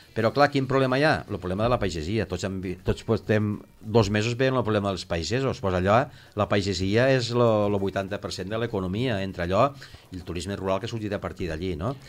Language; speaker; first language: Catalan; native; Catalan